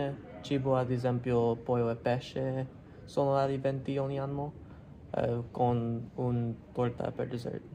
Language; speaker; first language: Italian; non-native, learner; English